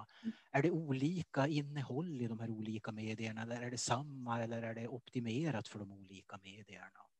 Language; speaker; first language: Swedish; native; Swedish